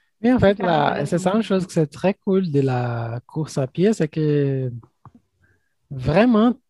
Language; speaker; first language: French; non-native, fluent; Portuguese